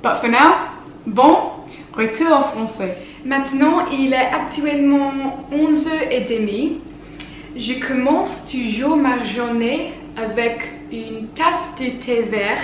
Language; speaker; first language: French; non-native, learner; English